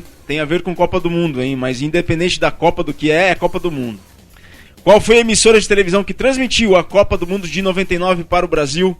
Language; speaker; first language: Portuguese; native; Portuguese